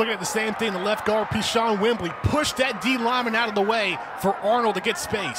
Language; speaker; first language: English; native; English